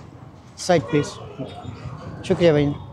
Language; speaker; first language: Hindi; non-native, fluent; Bangla